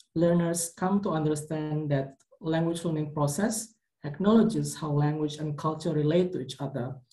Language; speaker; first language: English; non-native, fluent; Indonesian